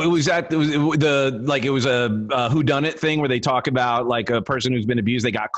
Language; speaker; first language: English; native; English